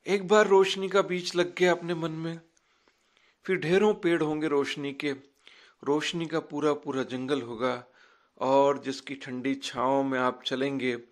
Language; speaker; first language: Hindi; native; Hindi